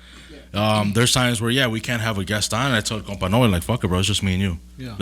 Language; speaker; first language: English; early bilingual, other home language; Spanish